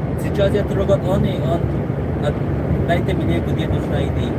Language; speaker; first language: Russian; non-native, learner; English